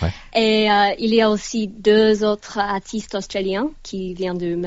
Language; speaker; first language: French; non-native, learner; English